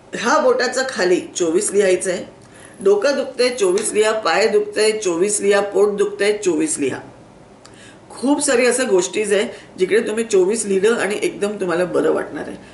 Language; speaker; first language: Marathi; non-native, local second language; Sindhi